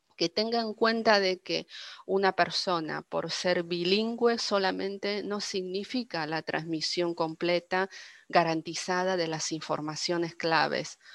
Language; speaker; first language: Spanish; non-native, fluent; Chinese